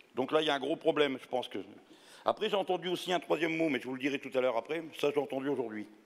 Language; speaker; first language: French; native; French